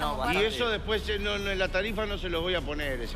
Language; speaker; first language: Spanish; native; Spanish